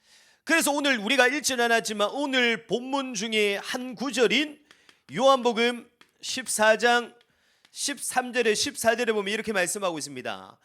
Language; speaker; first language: Korean; native; Korean